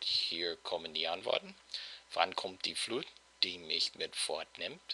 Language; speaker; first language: German; non-native, fluent; English